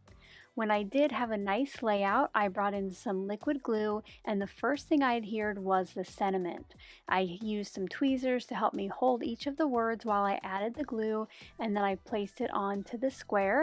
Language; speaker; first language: English; native; English